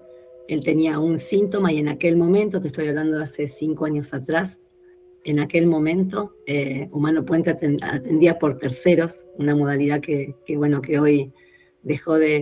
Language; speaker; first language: Spanish; native; Spanish